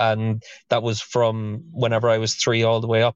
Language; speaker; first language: English; native; English